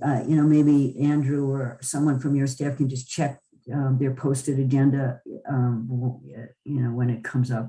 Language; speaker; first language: English; native; English